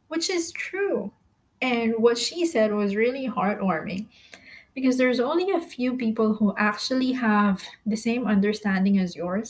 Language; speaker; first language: English; non-native, local second language; Filipino